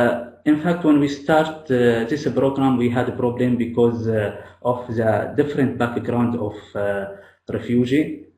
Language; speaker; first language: English; non-native, fluent; Arabic